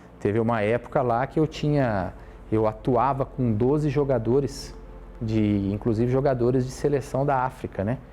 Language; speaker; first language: Portuguese; native; Portuguese